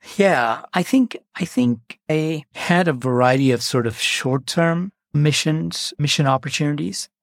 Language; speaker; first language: English; non-native, local second language; Malayalam